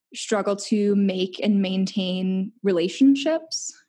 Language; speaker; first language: English; native; English